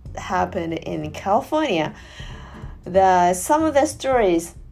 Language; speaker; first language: English; non-native, learner; Japanese